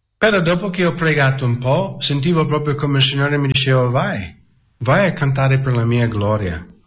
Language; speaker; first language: Italian; non-native, fluent; English